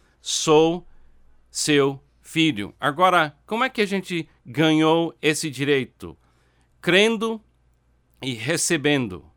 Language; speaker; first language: Portuguese; non-native, fluent; English